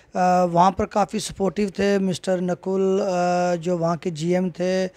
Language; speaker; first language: Hindi; native; Hindi